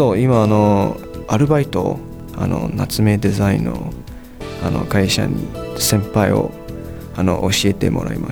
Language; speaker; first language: Japanese; non-native, learner; Chinese